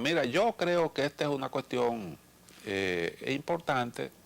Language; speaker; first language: Spanish; native; Spanish